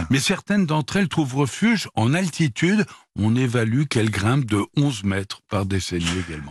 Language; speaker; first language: French; native; French